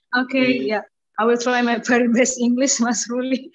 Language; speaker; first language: English; non-native, learner; Indonesian